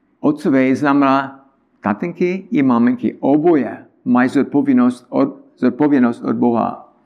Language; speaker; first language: Czech; non-native, learner; English